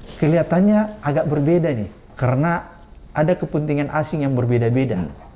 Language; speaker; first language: Indonesian; native; Indonesian